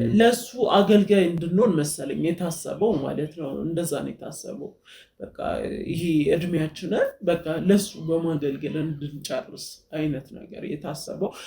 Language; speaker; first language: Amharic; native; Amharic